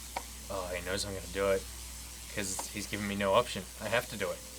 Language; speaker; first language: English; native; English